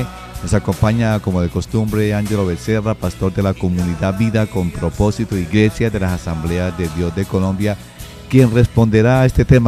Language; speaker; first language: Spanish; native; Spanish